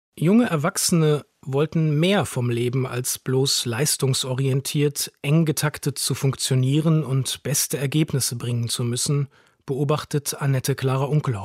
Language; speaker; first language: German; native; German